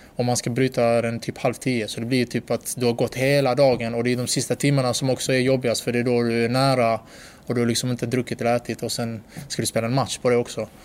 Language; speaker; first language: Swedish; early bilingual, other home language; Bosnian